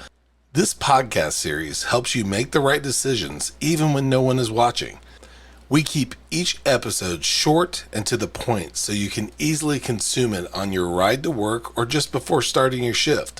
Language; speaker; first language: English; native; English